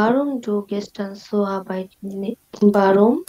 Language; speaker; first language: German; non-native, learner; Bangla